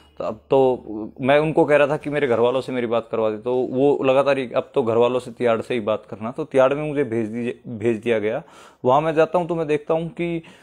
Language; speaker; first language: Hindi; native; Hindi